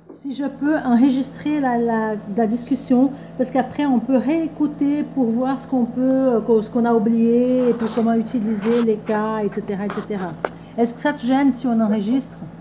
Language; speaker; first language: French; non-native, fluent; Portuguese